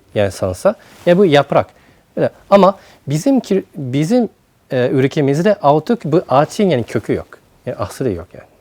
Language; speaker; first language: Turkish; non-native, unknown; Japanese